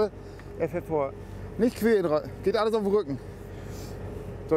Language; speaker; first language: German; native; German